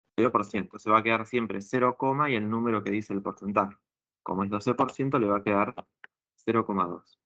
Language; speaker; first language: Spanish; native; Spanish